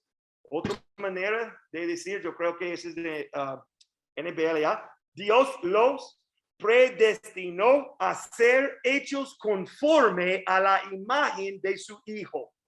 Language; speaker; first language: Spanish; non-native, learner; English